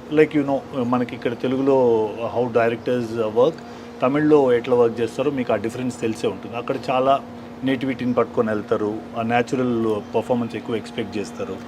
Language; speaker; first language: Telugu; native; Telugu